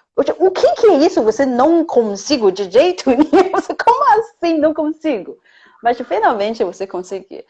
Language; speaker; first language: Portuguese; non-native, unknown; Chinese